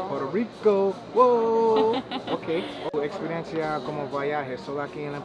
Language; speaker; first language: Spanish; non-native, learner; English